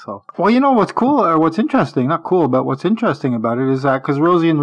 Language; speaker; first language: English; native; English